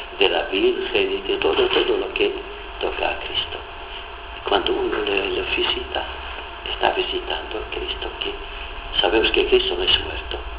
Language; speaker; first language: Spanish; non-native, fluent; Arabic